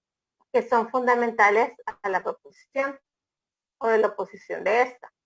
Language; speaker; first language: Spanish; native; Spanish